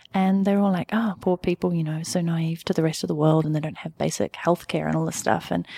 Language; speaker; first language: English; native; English